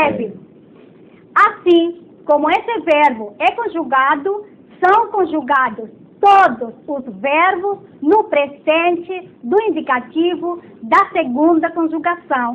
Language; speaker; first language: Portuguese; non-native, fluent; Spanish